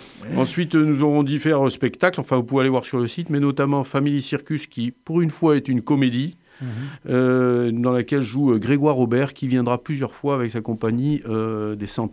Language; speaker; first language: French; native; French